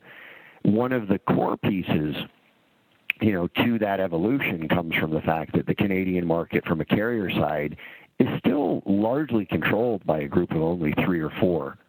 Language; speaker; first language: English; native; English